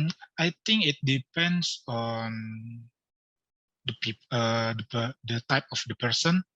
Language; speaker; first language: English; non-native, learner; Indonesian